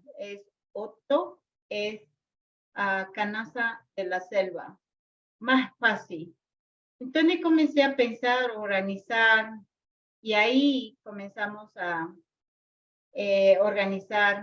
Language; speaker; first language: Spanish; non-native, local second language; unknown